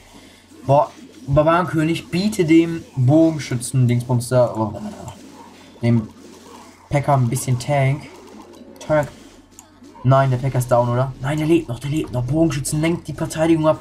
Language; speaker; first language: German; native; German